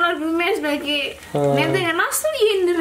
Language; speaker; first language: Turkish; non-native, learner; Indonesian